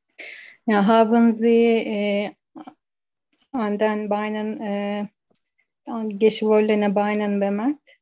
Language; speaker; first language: German; non-native, learner; Turkish